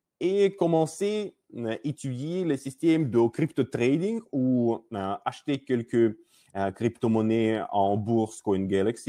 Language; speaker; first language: French; non-native, learner; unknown